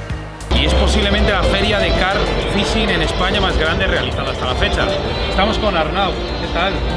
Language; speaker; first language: Spanish; native; Spanish